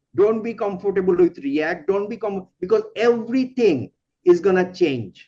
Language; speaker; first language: English; non-native, local second language; Bangla